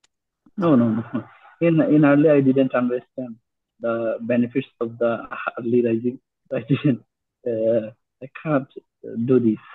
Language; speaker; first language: English; non-native, learner; Bangla